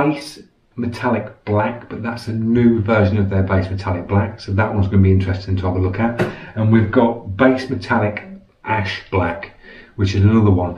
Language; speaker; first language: English; native; English